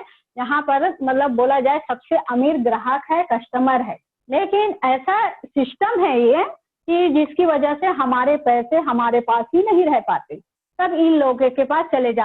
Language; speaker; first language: Hindi; native; Hindi